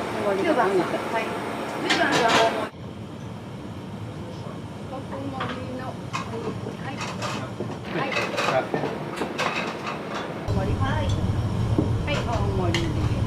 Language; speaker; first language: Japanese; native; Japanese